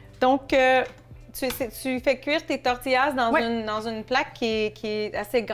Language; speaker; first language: French; native; French